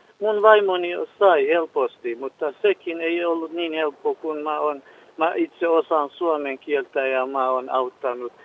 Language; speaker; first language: Finnish; non-native, learner; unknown